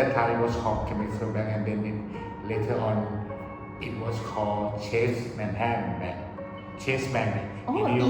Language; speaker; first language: English; early bilingual, other home language; Thai